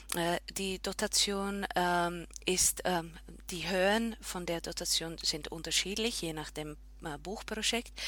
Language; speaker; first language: German; non-native, fluent; Slovak